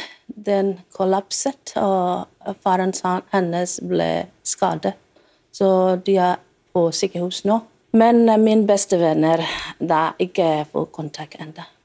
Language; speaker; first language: Norwegian; non-native, learner; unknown